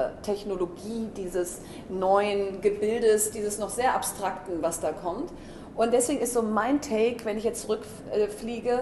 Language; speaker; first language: German; native; German